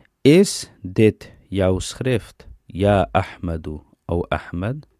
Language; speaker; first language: Dutch; early bilingual, other home language; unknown